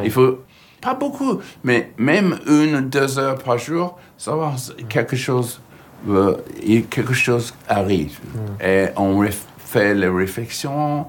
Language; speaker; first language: French; non-native, fluent; English